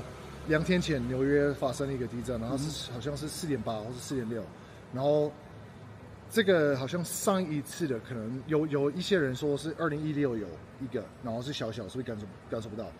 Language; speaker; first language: Chinese; non-native, fluent; English